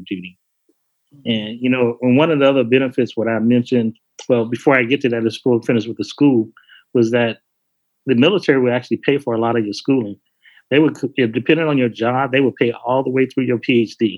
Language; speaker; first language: English; native; English